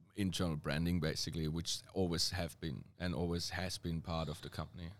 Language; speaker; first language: English; non-native, fluent; German